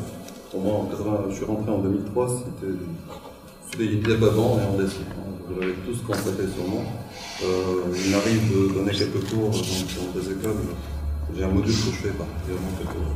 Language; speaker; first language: French; non-native, local second language; Arabic